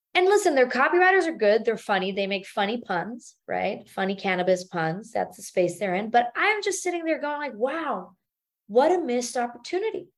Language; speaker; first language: English; non-native, fluent; German